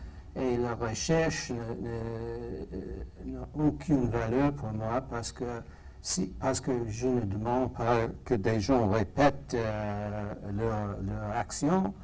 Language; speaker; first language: French; non-native, fluent; English